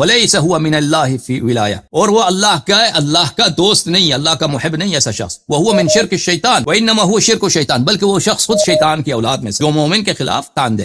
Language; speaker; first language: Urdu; non-native, fluent; Persian